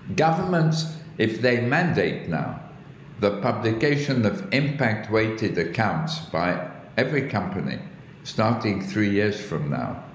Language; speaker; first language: English; early bilingual, other home language; Arabic